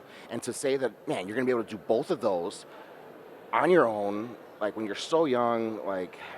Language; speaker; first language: English; native; English